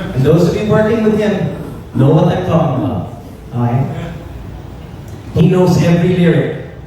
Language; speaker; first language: English; native; English